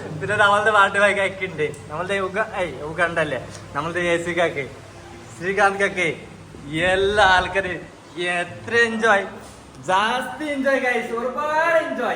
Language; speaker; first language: Malayalam; non-native, learner; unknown